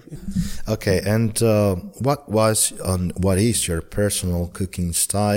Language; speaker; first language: English; non-native, fluent; Italian